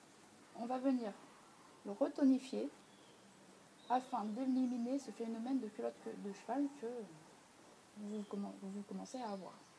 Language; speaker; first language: French; native; French